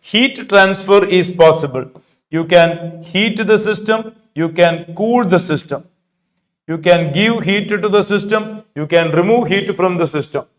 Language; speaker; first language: English; non-native, local second language; Malayalam